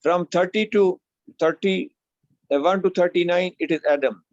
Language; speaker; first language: English; non-native, local second language; Urdu